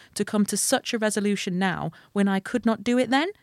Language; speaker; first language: English; native; English